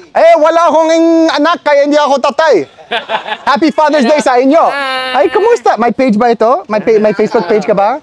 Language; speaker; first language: Filipino; non-native, fluent; English